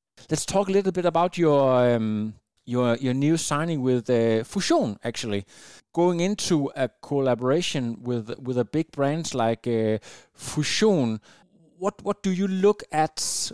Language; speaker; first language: English; non-native, fluent; Danish